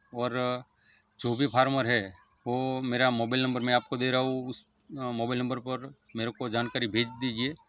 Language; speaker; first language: Hindi; non-native, local second language; Gujarati